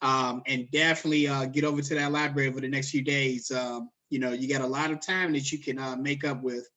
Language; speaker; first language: English; native; English